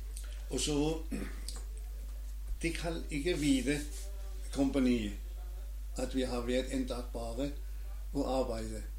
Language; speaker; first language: Norwegian; non-native, learner; German